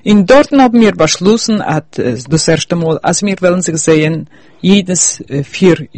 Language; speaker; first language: German; early bilingual, heritage; Yiddish